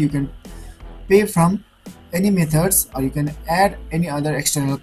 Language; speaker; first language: English; non-native, local second language; Nepali